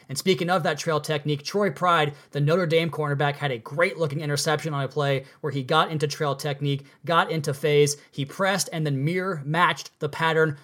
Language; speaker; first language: English; native; English